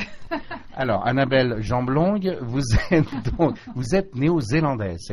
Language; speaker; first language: French; native; French